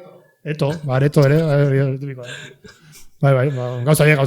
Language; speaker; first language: Basque; native; Basque